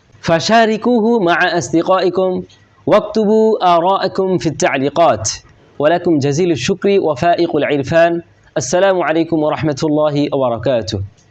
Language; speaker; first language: Arabic; non-native, fluent; Bangla